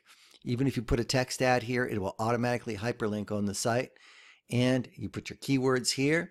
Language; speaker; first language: English; native; English